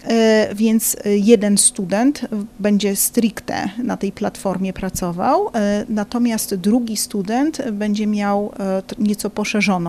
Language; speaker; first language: Polish; native; Polish